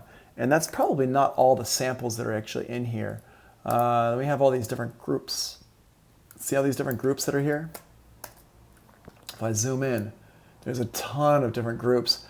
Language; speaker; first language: English; native; English